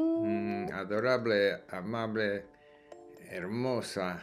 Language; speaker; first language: Spanish; non-native, fluent; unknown